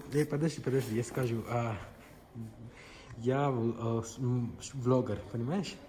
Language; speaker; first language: Russian; non-native, learner; Hindi